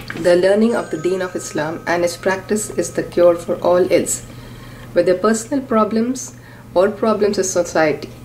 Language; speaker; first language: English; non-native, local second language; Urdu